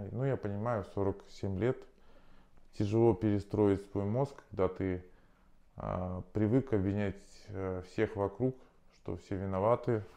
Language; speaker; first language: Russian; native; Russian